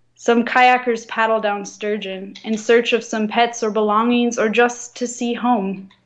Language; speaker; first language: English; native; English